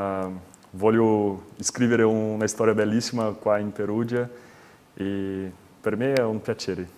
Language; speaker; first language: Italian; non-native, learner; Portuguese